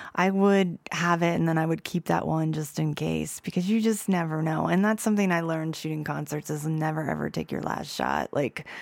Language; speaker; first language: English; native; English